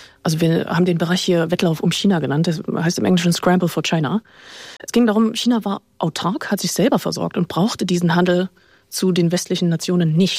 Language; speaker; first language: German; native; German